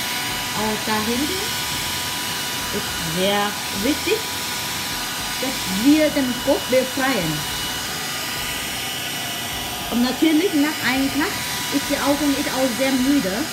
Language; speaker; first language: German; non-native, learner; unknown